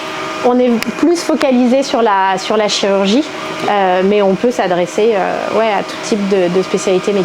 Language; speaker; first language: French; native; French